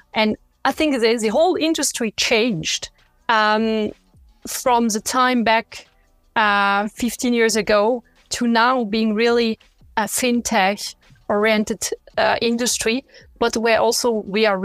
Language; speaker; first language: English; non-native, fluent; French